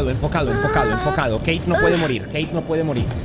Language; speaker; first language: Spanish; native; Spanish